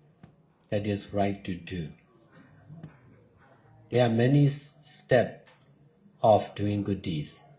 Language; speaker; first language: English; non-native, fluent; Burmese